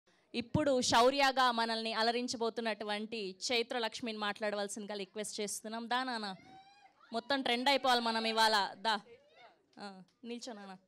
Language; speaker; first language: Telugu; native; Telugu